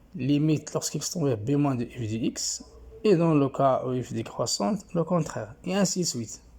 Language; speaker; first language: French; non-native, local second language; Arabic